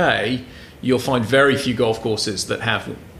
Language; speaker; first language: English; native; English